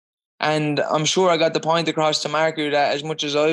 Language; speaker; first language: English; native; English